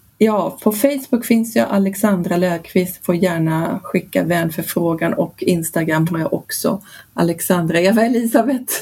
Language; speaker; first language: Swedish; early bilingual, heritage; Swedish